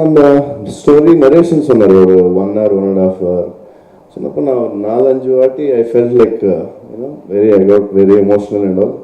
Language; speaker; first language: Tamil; non-native, learner; Telugu